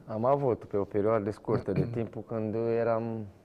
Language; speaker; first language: Romanian; non-native, fluent; Portuguese